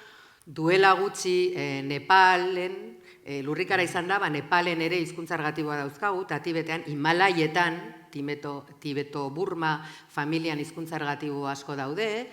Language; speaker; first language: Basque; native; Basque